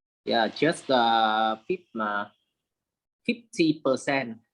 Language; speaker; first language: English; non-native, learner; Vietnamese